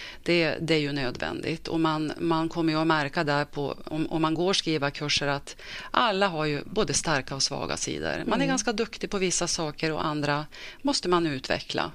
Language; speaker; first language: Swedish; native; Swedish